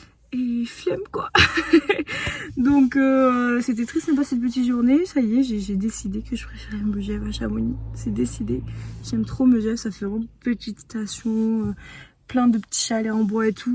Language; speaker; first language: French; native; French